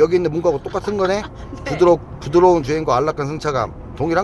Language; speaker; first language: Korean; native; Korean